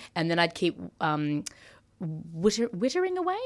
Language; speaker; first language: English; early bilingual, other home language; Maltese